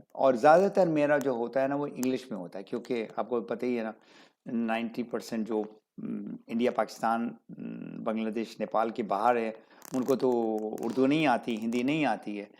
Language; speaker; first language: Urdu; native; Urdu